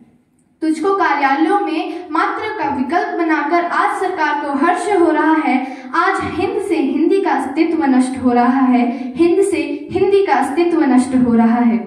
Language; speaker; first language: Hindi; native; Hindi